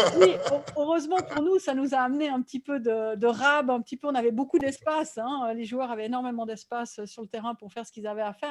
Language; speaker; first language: French; native; French